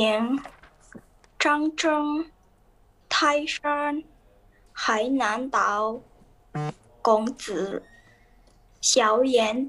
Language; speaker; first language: Chinese; non-native, learner; Indonesian